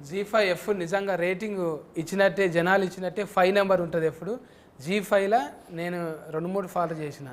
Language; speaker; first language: Telugu; native; Telugu